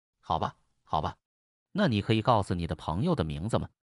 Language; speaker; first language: Chinese; non-native, learner; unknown